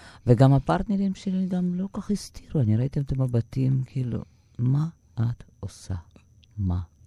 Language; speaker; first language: Hebrew; non-native, fluent; Russian